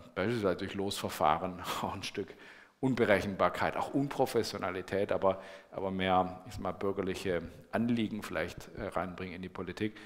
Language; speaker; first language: German; native; German